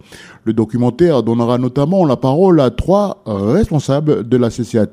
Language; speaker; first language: French; native; French